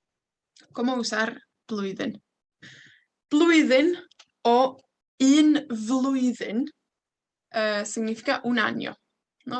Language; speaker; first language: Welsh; non-native, fluent; Spanish